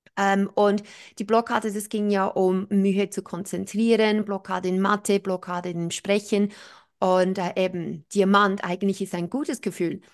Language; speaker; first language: German; non-native, fluent; English